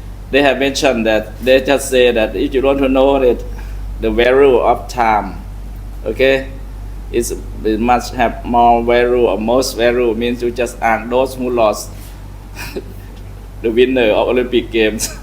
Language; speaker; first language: English; non-native, learner; Thai